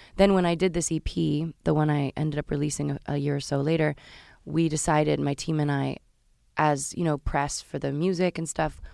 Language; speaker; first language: English; native; English